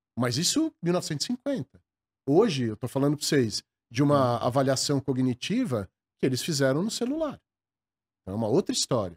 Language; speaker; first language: Portuguese; native; Portuguese